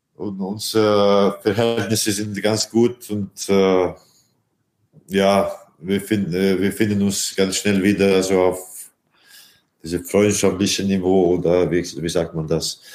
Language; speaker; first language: German; non-native, fluent; Latvian